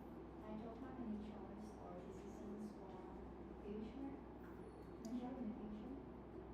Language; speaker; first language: English; non-native, learner; Vietnamese